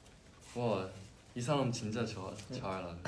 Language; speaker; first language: Korean; non-native, learner; Chinese